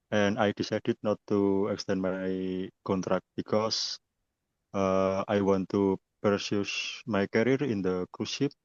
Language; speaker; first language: English; non-native, learner; Indonesian